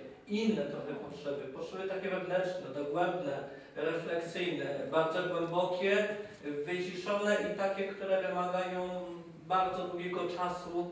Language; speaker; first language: Polish; native; Polish